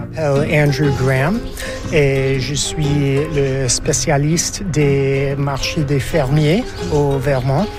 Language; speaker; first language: French; non-native, fluent; English